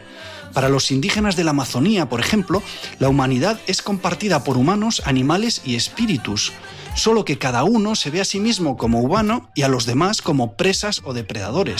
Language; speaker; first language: Spanish; native; Spanish